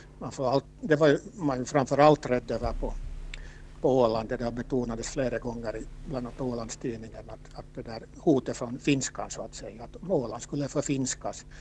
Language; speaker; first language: Swedish; native; Swedish